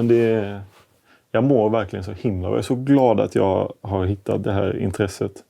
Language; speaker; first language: Swedish; native; Swedish